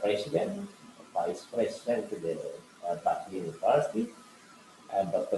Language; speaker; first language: English; non-native, learner; Indonesian